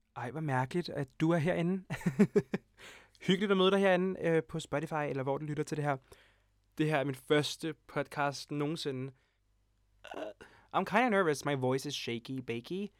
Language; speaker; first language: Danish; early bilingual, other home language; Serbian